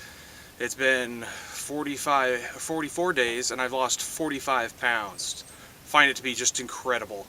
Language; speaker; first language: English; native; English